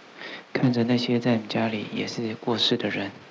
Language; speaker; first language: Chinese; native; Chinese